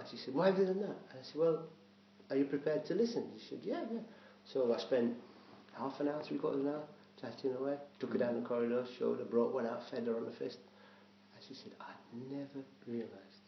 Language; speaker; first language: English; native; English